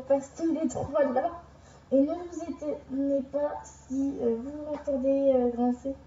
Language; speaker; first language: French; native; French